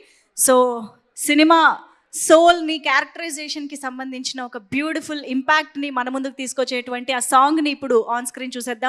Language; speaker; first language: Telugu; native; Telugu